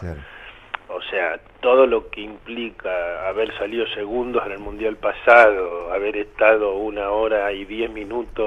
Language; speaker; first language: Spanish; native; Spanish